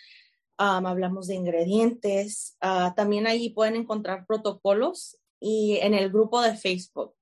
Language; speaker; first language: Spanish; early bilingual, heritage; Spanish